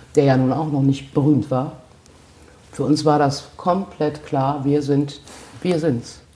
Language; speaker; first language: German; native; German